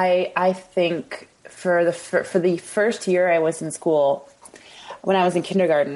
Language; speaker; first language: English; native; English